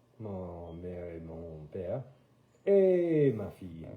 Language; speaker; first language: French; non-native, fluent; English